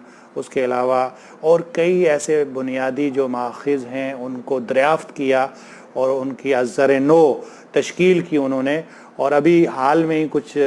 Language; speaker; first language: Urdu; native; Urdu